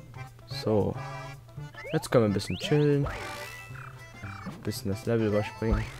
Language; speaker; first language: German; native; German